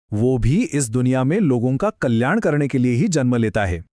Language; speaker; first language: Hindi; non-native, local second language; Marathi